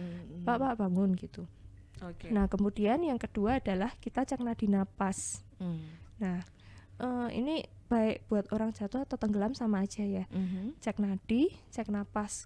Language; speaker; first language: Indonesian; native; Indonesian